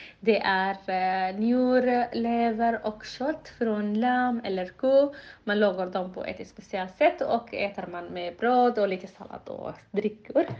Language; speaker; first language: Swedish; non-native, learner; Somali